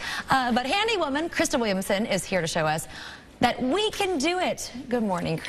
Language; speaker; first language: English; native; English